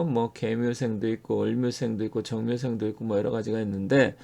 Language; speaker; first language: Korean; native; Korean